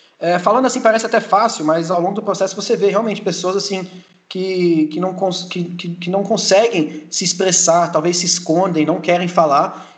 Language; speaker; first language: Portuguese; early bilingual, heritage; Portuguese